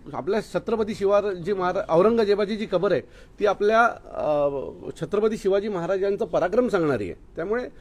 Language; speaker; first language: Marathi; native; Marathi